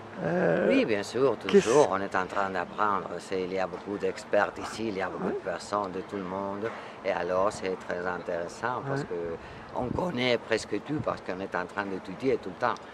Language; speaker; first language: French; non-native, fluent; Spanish